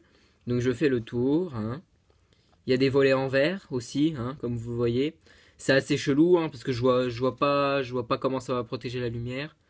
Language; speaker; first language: French; native; French